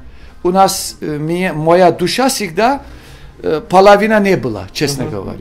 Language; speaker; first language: Russian; non-native, learner; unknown